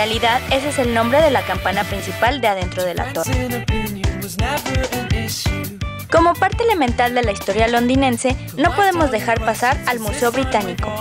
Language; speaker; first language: Spanish; native; Spanish